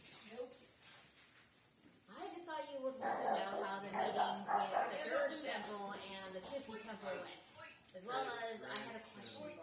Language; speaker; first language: English; native; English